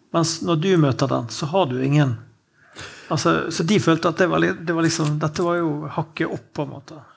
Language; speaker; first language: Norwegian; native; Norwegian